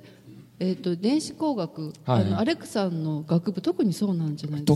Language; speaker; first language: Japanese; native; Japanese